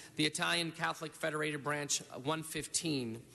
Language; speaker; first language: English; early bilingual, other home language; Italian